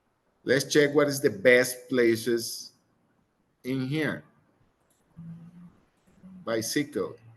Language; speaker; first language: English; non-native, fluent; Spanish